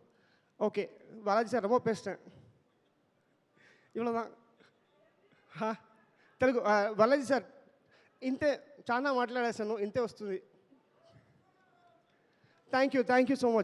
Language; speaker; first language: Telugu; non-native, learner; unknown